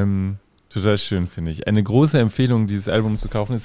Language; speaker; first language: German; native; German